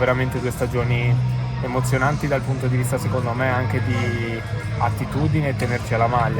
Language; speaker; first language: Italian; native; Italian